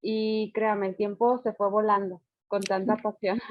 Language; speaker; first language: Spanish; native; Spanish